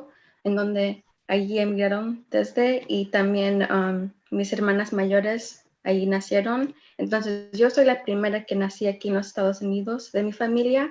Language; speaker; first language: Spanish; early bilingual, other home language; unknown